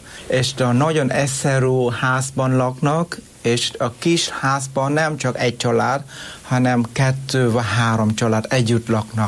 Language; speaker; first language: Hungarian; non-native, learner; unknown